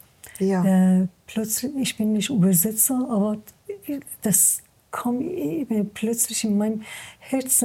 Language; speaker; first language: German; non-native, learner; Persian